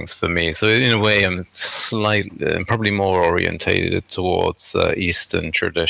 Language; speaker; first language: English; native; English